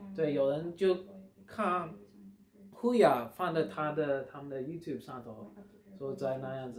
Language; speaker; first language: Chinese; early bilingual, heritage; Chinese